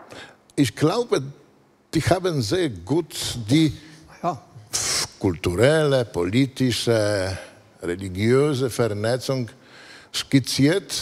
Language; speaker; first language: German; non-native, fluent; Polish